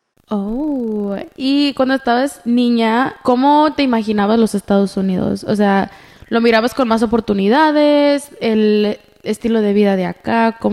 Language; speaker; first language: Spanish; early bilingual, heritage; Spanish